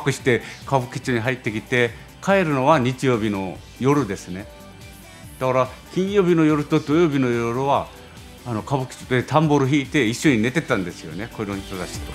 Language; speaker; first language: Japanese; non-native, fluent; Korean